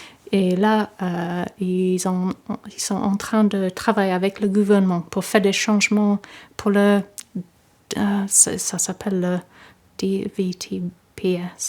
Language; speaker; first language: French; non-native, fluent; English